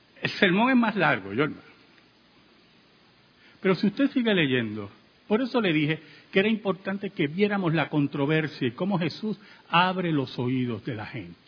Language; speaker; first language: Spanish; native; Spanish